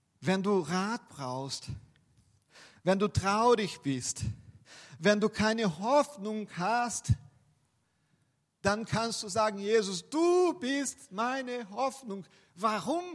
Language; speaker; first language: German; non-native, fluent; Portuguese